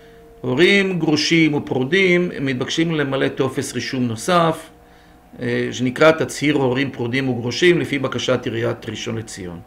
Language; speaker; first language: Hebrew; native; Hebrew